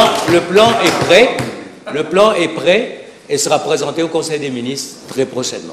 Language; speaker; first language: French; non-native, local second language; Morisyen